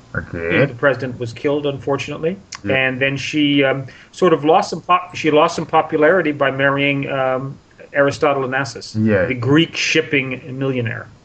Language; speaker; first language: English; native; English